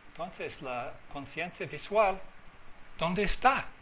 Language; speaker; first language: Spanish; non-native, fluent; English